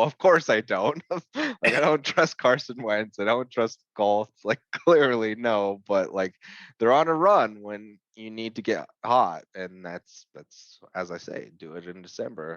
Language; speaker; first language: English; native; English